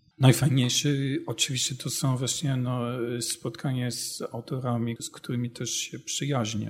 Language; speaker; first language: Polish; non-native, fluent; German